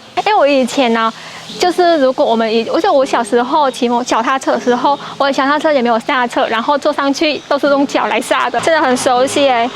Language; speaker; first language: Chinese; non-native, fluent; Vietnamese